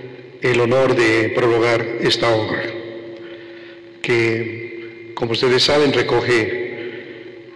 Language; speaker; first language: Spanish; native; Spanish